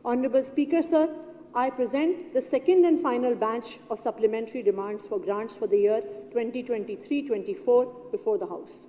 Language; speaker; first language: English; non-native, local second language; Hindi